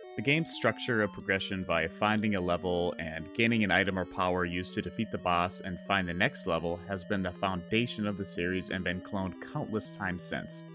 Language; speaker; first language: English; native; English